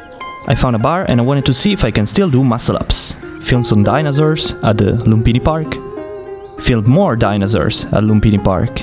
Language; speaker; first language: English; non-native, fluent; Italian